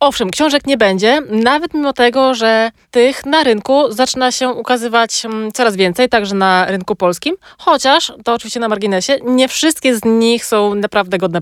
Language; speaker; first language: Polish; native; Polish